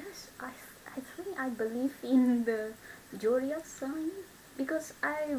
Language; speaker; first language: English; non-native, learner; Vietnamese